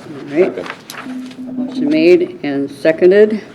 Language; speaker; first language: English; native; English